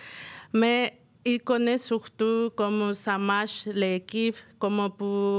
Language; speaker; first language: French; non-native, fluent; Spanish